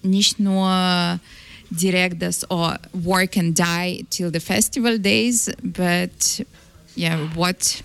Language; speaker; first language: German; non-native, learner; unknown